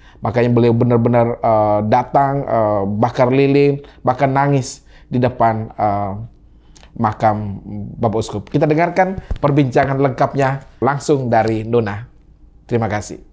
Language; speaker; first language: Indonesian; native; Indonesian